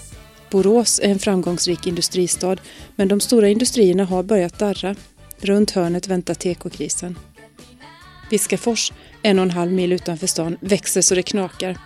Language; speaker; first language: Swedish; native; Swedish